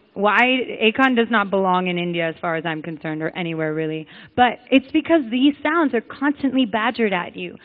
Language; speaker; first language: English; native; English